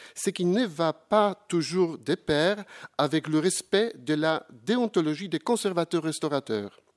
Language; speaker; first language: French; non-native, fluent; Polish